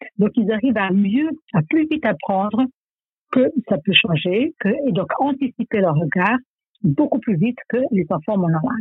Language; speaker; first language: French; non-native, fluent; Serbian